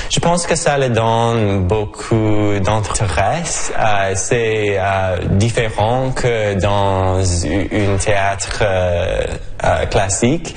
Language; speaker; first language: French; non-native, local second language; English